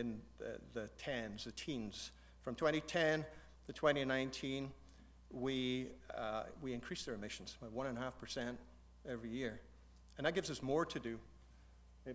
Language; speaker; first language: English; native; English